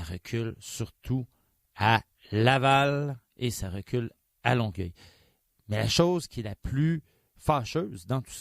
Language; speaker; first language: French; native; French